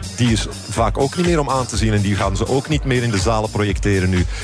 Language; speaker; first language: Dutch; native; Dutch